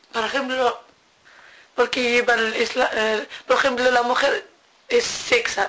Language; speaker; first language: Spanish; non-native, learner; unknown